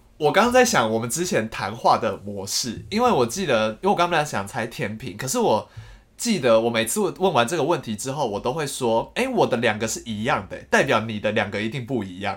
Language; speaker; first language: Chinese; native; Chinese